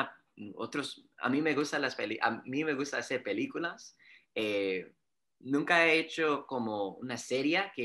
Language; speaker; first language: Spanish; early bilingual, heritage; Spanish